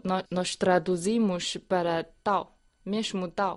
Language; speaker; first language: Portuguese; non-native, fluent; Chinese